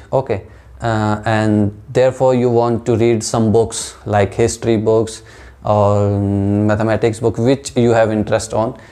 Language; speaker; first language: English; non-native, local second language; Hindi